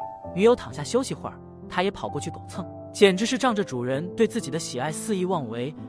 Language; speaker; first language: Chinese; native; Chinese